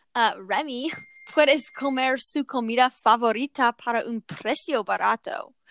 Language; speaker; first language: Spanish; non-native, learner; English